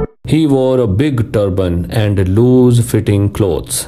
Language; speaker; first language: English; non-native, local second language; Punjabi